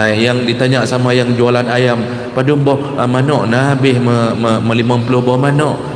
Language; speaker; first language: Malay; non-native, local second language; Achinese